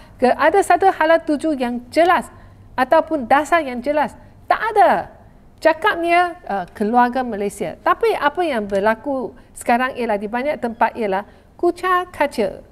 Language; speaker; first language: Malay; non-native, local second language; Chinese